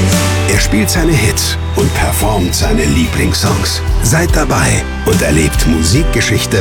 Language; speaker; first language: German; native; German